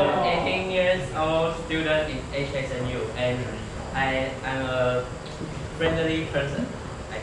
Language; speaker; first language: English; non-native, learner; Chinese